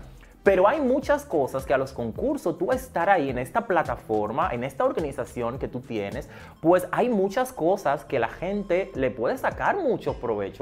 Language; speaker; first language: Spanish; native; Spanish